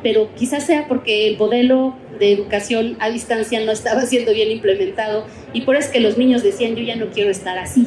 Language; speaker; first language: Spanish; native; Spanish